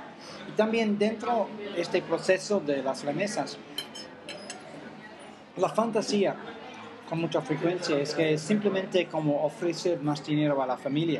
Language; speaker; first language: Spanish; non-native, fluent; English